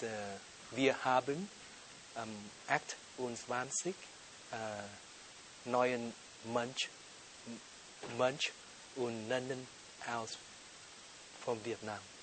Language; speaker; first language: German; non-native, learner; Vietnamese